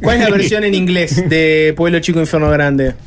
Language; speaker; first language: Spanish; native; Spanish